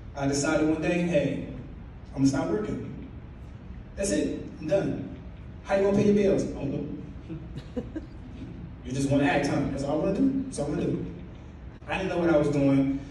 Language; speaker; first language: English; native; English